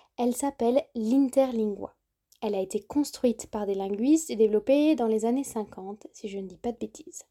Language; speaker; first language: French; native; French